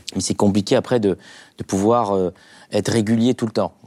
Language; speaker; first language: French; non-native, local second language; Arabic